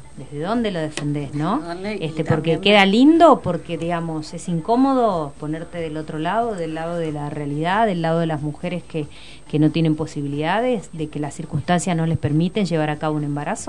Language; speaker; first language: Spanish; native; Spanish